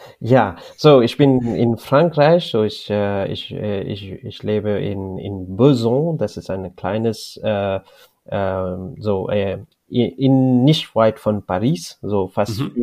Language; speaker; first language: German; non-native, learner; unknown